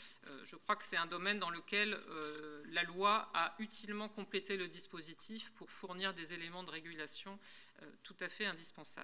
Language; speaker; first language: French; native; French